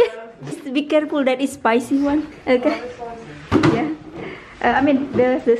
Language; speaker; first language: English; non-native, learner; Indonesian